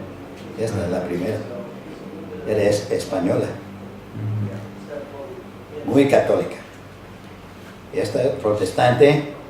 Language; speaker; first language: Spanish; non-native, fluent; English